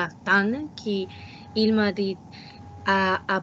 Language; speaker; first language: French; non-native, learner; Spanish